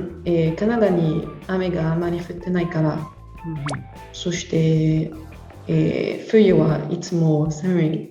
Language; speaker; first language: Japanese; non-native, learner; French